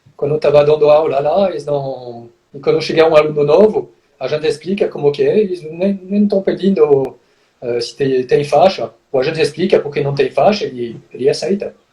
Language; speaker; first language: Portuguese; non-native, fluent; French